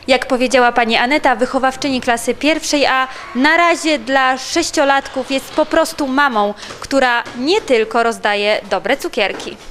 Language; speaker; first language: Polish; native; Polish